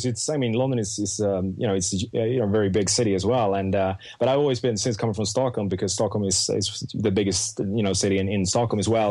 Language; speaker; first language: English; non-native, fluent; Swedish